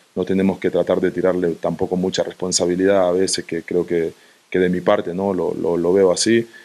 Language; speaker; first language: Spanish; native; Spanish